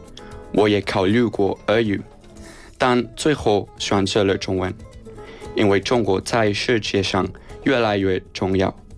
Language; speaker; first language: Chinese; non-native, learner; Spanish